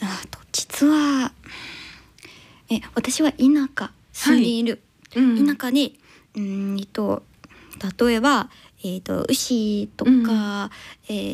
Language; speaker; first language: Japanese; non-native, learner; English